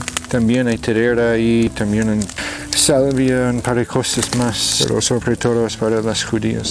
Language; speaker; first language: Spanish; non-native, fluent; English